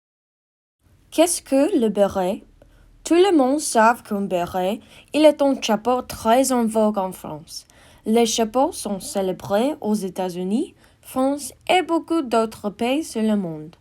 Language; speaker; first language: French; non-native, learner; English